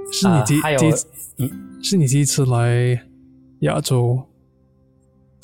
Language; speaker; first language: Chinese; non-native, fluent; English